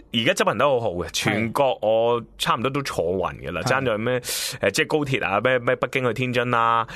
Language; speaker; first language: Cantonese; native; Cantonese